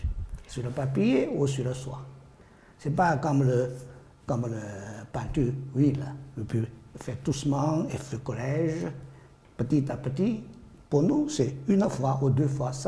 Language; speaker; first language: French; non-native, learner; Chinese